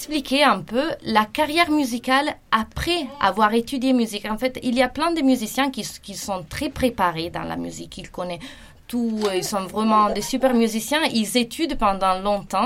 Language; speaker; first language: French; non-native, fluent; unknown